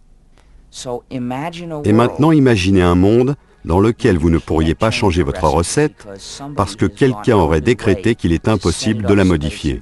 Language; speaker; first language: French; native; French